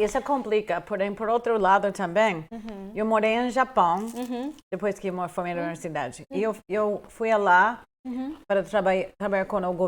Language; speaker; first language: Portuguese; non-native, fluent; English